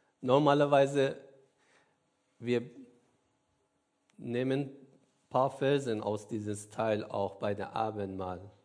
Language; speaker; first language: German; non-native, learner; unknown